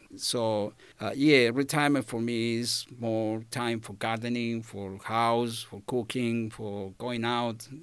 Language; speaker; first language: English; non-native, fluent; Spanish